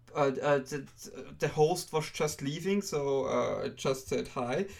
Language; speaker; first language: English; non-native, fluent; German